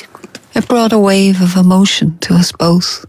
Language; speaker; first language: English; native; English